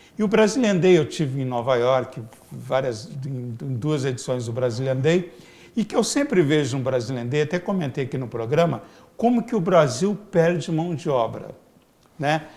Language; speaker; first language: Portuguese; native; Portuguese